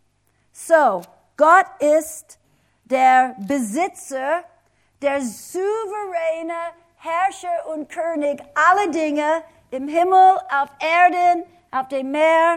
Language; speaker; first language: German; non-native, fluent; English